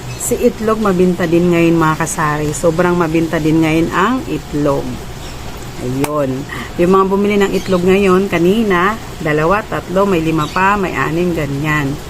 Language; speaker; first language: Filipino; non-native, local second language; Cebuano